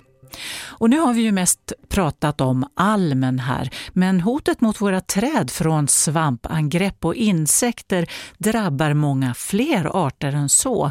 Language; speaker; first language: Swedish; native; Swedish